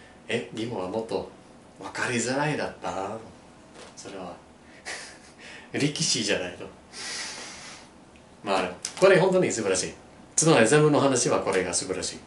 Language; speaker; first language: Japanese; non-native, learner; English